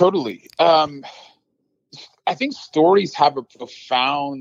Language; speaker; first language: English; native; English